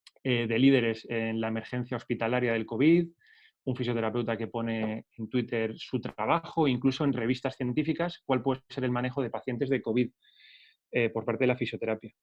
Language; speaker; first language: Spanish; native; Spanish